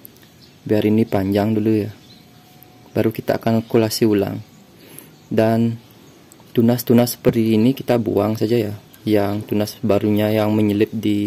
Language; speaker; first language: Indonesian; native; Indonesian